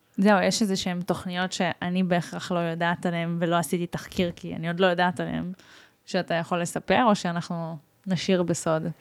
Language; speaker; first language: Hebrew; early bilingual, other home language; Russian